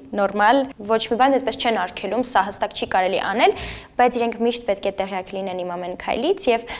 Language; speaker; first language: Armenian; native; Armenian